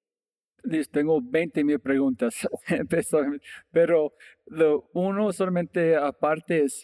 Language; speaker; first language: Spanish; non-native, fluent; English